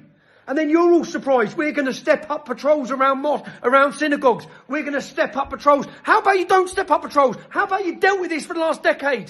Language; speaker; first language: English; native; English